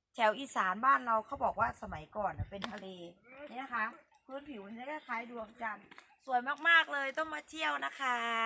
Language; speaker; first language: Thai; non-native, local second language; Northeastern Thai